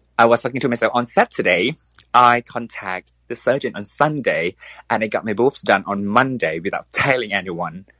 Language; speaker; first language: English; non-native, fluent; Thai